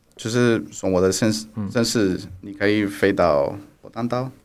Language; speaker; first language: Chinese; non-native, fluent; Spanish